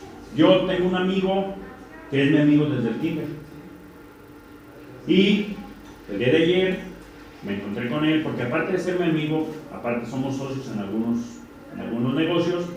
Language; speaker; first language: Spanish; native; Spanish